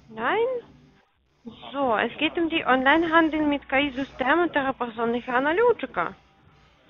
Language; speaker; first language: German; non-native, fluent; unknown